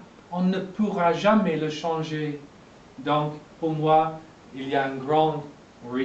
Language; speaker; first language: French; non-native, fluent; English